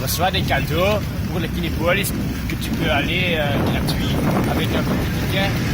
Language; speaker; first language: French; non-native, learner; Dutch